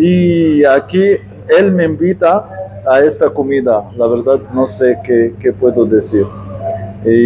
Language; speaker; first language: Spanish; non-native, fluent; Arabic